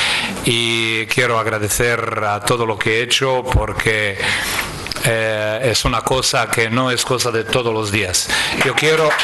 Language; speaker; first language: Spanish; non-native, fluent; Croatian